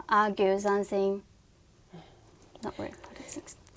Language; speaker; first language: English; non-native, learner; Korean